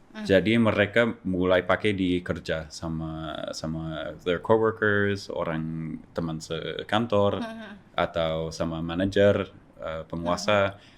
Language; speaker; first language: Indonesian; non-native, fluent; English